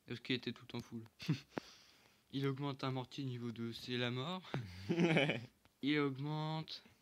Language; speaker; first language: French; native; French